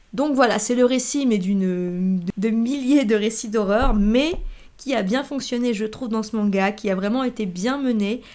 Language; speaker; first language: French; native; French